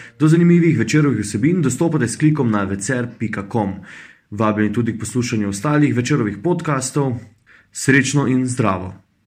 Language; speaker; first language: Slovenian; native; Slovenian